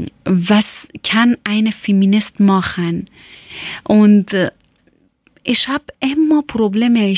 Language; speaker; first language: German; non-native, learner; Persian